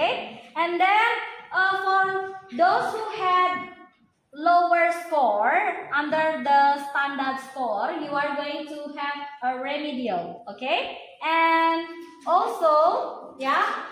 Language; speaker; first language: English; non-native, fluent; Indonesian